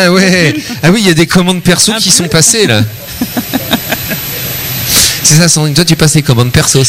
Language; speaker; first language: French; native; French